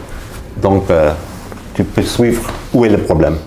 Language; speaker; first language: French; non-native, learner; English